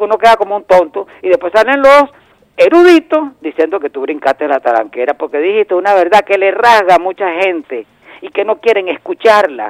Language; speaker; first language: Spanish; native; Spanish